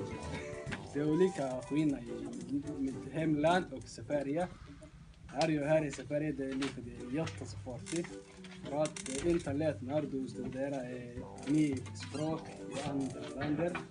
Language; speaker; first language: Swedish; non-native, learner; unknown